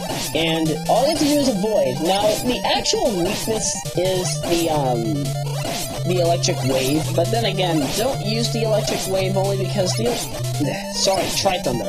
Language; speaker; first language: English; native; English